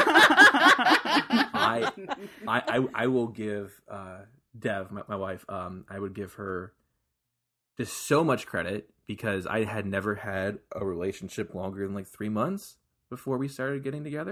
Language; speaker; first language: English; native; English